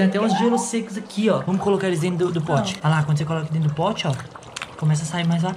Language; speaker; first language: Portuguese; native; Portuguese